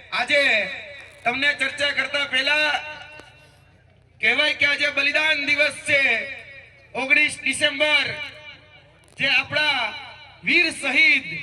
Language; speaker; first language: Gujarati; native; Gujarati